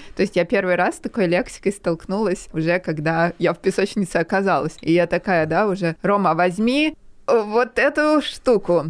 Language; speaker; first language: Russian; native; Russian